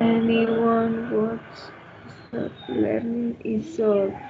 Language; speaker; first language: English; non-native, learner; Spanish